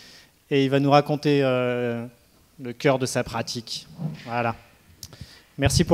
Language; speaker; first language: French; native; French